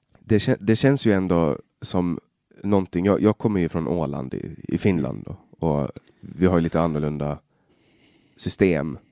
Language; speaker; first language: Swedish; native; Swedish